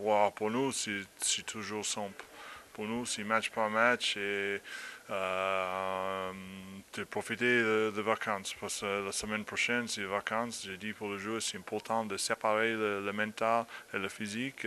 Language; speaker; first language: French; non-native, learner; English